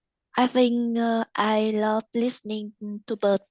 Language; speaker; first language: English; non-native, learner; Vietnamese